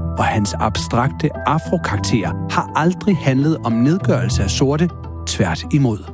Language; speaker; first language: Danish; native; Danish